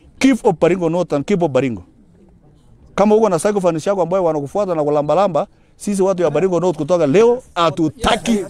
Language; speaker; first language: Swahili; non-native, local second language; Kalenjin